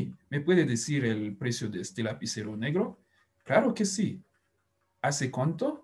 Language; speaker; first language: Spanish; non-native, fluent; French